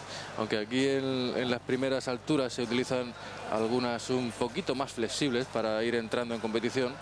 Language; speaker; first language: Spanish; native; Spanish